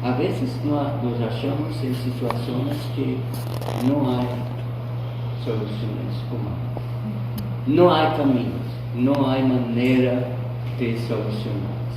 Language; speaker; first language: Spanish; non-native, fluent; Portuguese